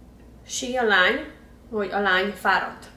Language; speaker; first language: Hungarian; early bilingual, heritage; Hungarian